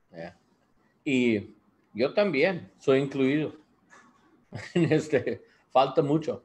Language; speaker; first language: Spanish; non-native, learner; English